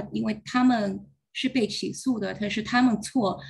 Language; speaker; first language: Chinese; early bilingual, heritage; Chinese